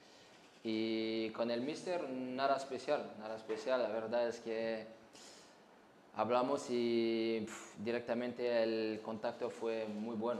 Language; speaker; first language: Spanish; non-native, learner; French